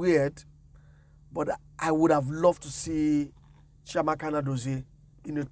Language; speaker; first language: English; non-native, local second language; Yoruba